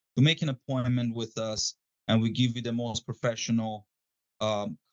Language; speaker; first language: English; non-native, fluent; Persian